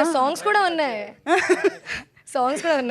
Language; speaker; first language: Telugu; non-native, learner; Hindi